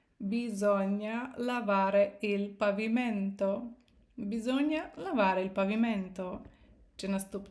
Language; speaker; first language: Italian; non-native, fluent; Ukrainian